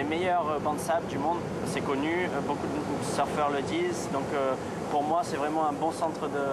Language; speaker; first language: French; native; French